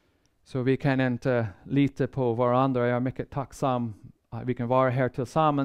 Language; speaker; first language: Swedish; non-native, fluent; English